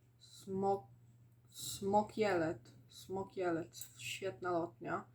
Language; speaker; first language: Polish; native; Polish